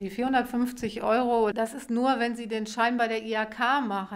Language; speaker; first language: German; native; German